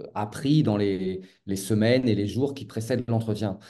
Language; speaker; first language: French; native; French